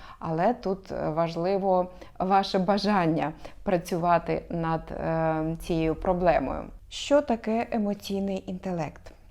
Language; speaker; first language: Ukrainian; non-native, local second language; Russian